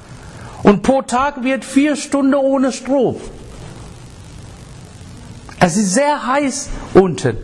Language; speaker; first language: German; non-native, fluent; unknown